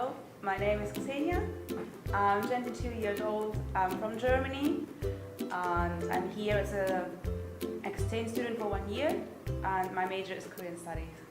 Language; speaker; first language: English; non-native, fluent; German